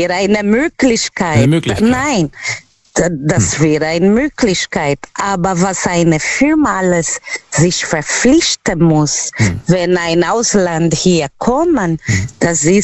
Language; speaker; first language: German; non-native, learner; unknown